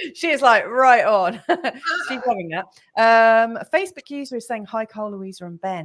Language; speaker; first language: English; native; English